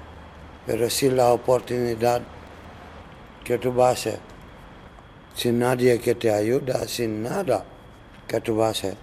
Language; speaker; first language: Spanish; non-native, learner; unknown